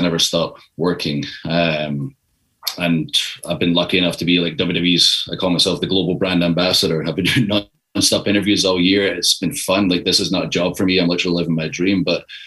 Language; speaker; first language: English; native; English